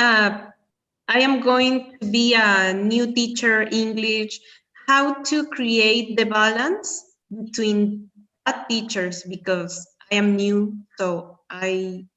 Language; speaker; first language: English; non-native, learner; Spanish